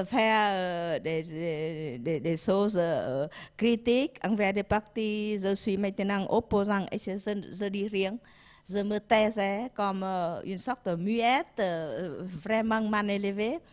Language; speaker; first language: French; non-native, learner; Vietnamese